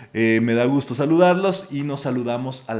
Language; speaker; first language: Spanish; native; Spanish